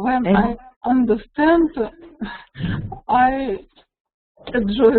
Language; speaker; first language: English; non-native, learner; Russian